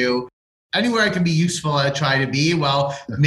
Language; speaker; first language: English; native; English